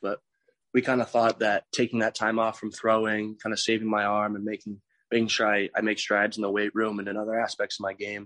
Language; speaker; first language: English; native; English